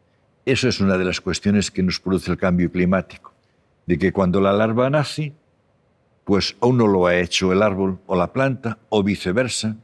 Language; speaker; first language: Spanish; native; Spanish